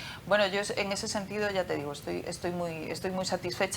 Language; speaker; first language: Spanish; native; Spanish